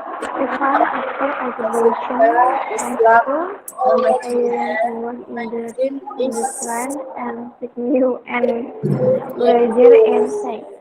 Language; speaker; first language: English; non-native, learner; Indonesian